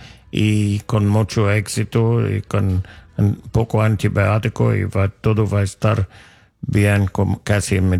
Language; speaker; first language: Spanish; non-native, fluent; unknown